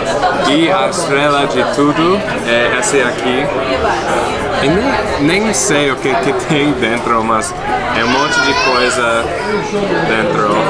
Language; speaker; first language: Portuguese; non-native, fluent; English